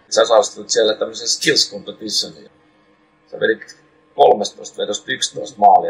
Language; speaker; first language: Finnish; native; Finnish